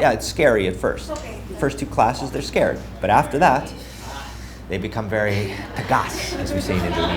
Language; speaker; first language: English; non-native, fluent; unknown